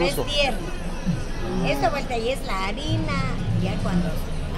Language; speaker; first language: Spanish; native; Spanish